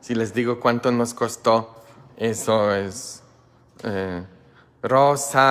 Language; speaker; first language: Spanish; non-native, fluent; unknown